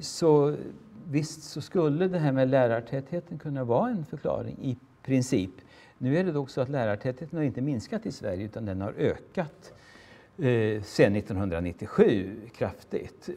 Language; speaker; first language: Swedish; native; Swedish